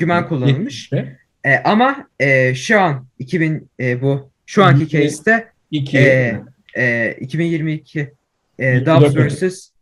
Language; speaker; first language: Turkish; early bilingual, heritage; Turkish